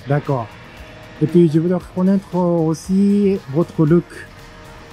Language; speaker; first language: French; non-native, fluent; Japanese